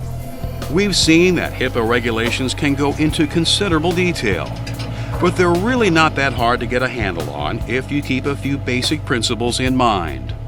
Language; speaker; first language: English; native; English